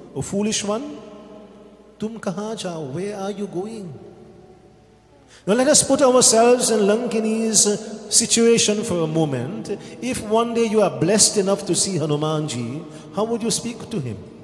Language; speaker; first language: English; native; English